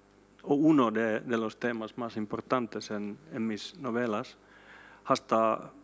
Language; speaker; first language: Spanish; non-native, fluent; Swedish